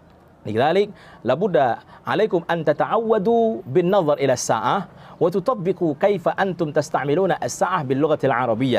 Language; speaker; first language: Arabic; non-native, fluent; Indonesian